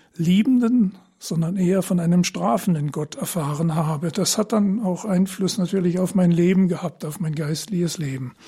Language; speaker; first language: German; native; German